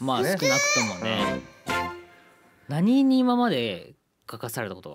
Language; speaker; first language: Japanese; native; Japanese